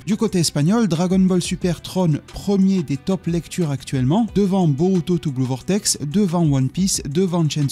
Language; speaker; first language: French; native; French